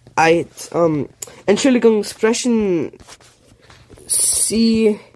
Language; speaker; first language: German; non-native, learner; English